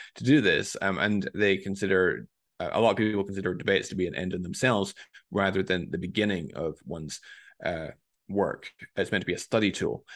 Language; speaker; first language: English; native; English